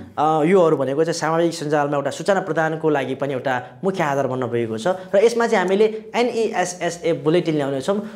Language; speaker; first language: Nepali; non-native, local second language; Sherpa